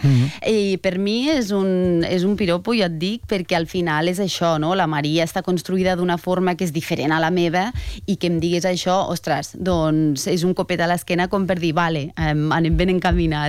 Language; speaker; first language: Catalan; native; Catalan